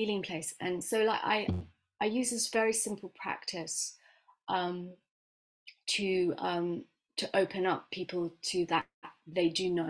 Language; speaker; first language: English; native; English